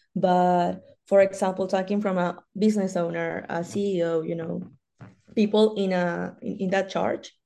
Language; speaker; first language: English; non-native, fluent; Spanish